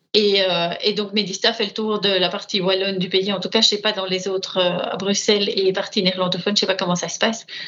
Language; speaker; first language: French; native; French